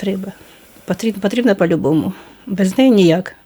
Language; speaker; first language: Ukrainian; native; Ukrainian